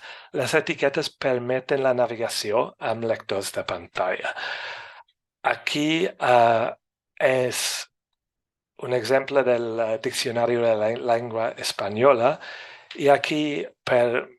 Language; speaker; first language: Catalan; non-native, fluent; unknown